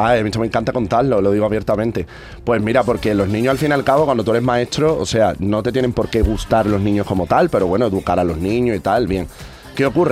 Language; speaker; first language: Spanish; native; Spanish